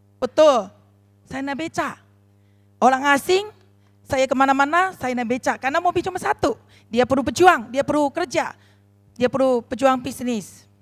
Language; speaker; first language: Indonesian; non-native, learner; Chinese